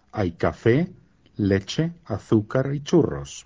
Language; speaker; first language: Spanish; non-native, fluent; Finnish